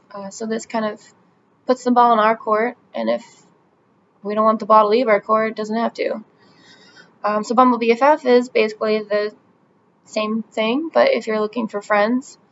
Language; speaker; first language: English; native; English